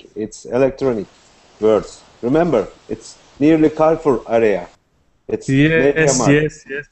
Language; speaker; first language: English; non-native, learner; Turkish